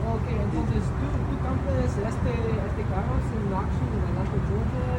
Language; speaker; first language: Spanish; non-native, learner; English